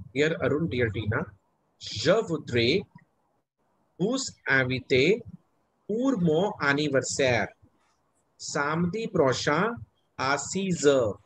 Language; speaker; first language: French; non-native, fluent; Hindi